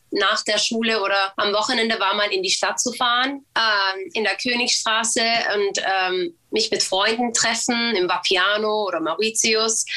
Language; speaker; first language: German; early bilingual, other home language; Swedish